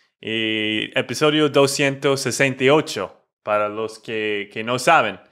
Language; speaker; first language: Spanish; non-native, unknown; English